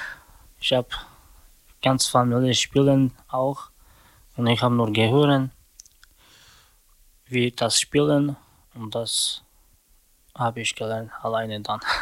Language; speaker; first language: German; non-native, learner; Slovak